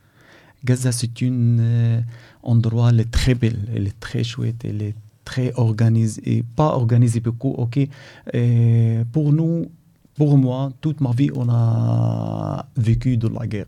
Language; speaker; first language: French; non-native, learner; Arabic